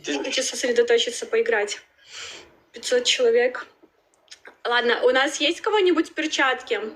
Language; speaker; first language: Russian; native; Russian